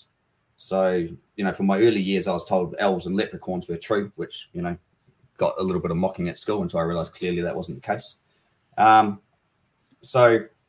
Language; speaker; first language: English; native; English